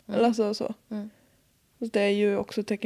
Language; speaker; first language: Swedish; native; Swedish